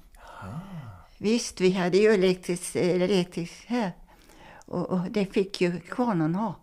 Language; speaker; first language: Swedish; native; Swedish